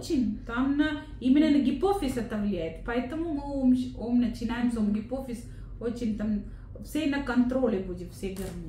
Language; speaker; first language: Russian; non-native, learner; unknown